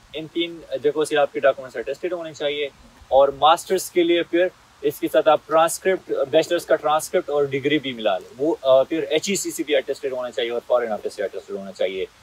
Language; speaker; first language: Hindi; non-native, local second language; Pashto